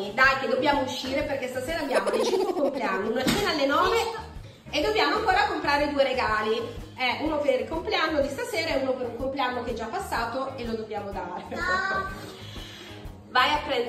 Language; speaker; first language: Italian; native; Italian